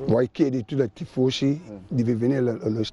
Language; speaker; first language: Italian; non-native, learner; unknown